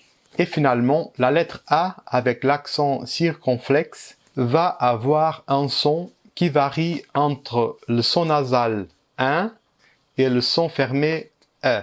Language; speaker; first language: French; early bilingual, heritage; Portuguese